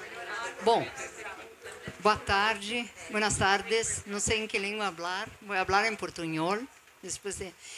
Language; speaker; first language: Portuguese; non-native, learner; Spanish